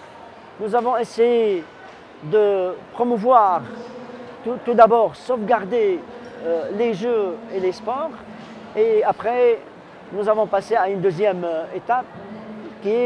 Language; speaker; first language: French; non-native, local second language; Arabic